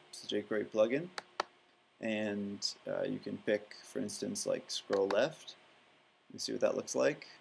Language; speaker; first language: English; native; English